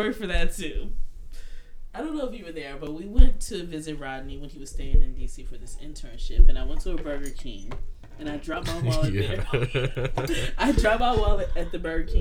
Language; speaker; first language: English; native; English